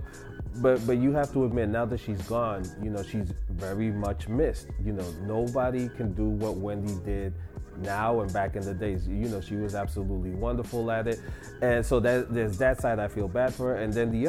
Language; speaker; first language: English; non-native, fluent; Spanish